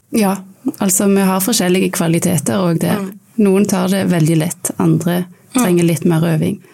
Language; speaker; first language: Norwegian; native; Norwegian